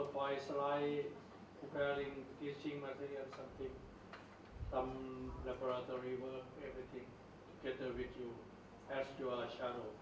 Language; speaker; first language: English; non-native, learner; Thai